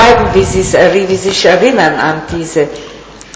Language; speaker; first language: German; non-native, fluent; Italian